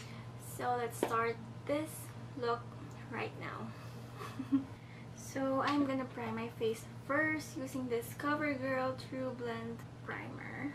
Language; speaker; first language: English; non-native, local second language; Filipino